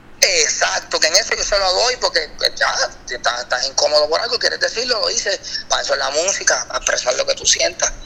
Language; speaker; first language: Spanish; native; Spanish